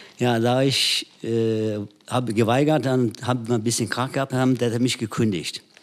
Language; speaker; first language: German; non-native, fluent; Turkish